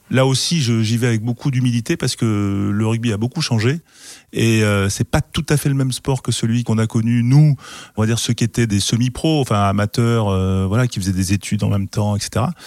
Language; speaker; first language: French; native; French